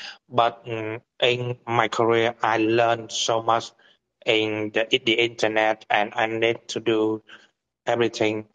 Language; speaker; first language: English; non-native, learner; Vietnamese